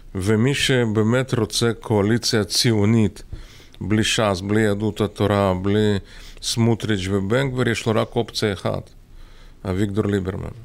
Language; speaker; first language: Hebrew; non-native, fluent; Russian